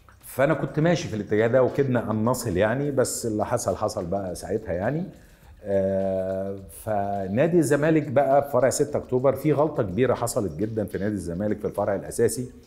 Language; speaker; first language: Arabic; native; Arabic